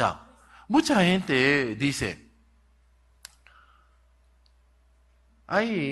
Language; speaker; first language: Spanish; non-native, learner; Korean